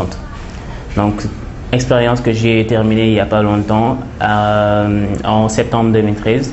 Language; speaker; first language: French; non-native, local second language; Wolof